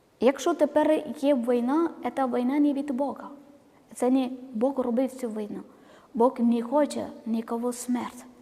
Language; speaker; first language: Ukrainian; non-native, learner; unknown